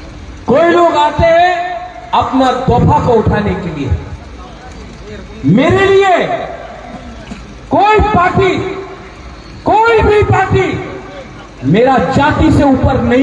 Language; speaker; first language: Hindi; non-native, local second language; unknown